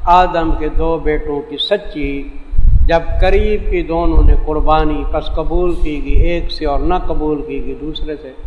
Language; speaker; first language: Urdu; native; Urdu